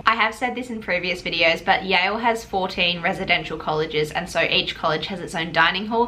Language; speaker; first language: English; native; English